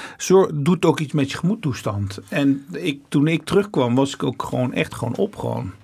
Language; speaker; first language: Dutch; early bilingual, other home language; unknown